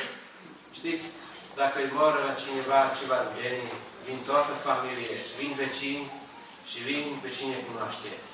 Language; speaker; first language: Romanian; non-native, learner; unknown